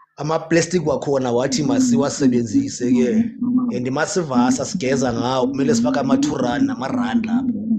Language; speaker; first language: Zulu; non-native, local second language; Xhosa